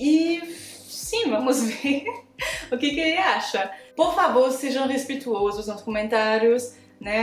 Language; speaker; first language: Portuguese; non-native, fluent; French